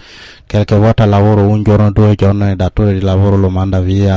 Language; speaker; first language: Italian; non-native, learner; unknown